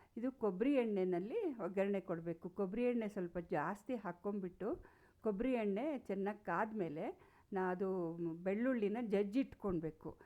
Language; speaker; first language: Kannada; non-native, local second language; Konkani